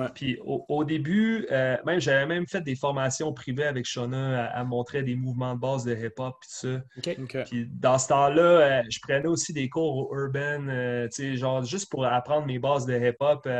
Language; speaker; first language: French; native; French